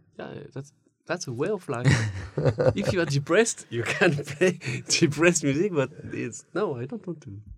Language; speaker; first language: English; non-native, learner; French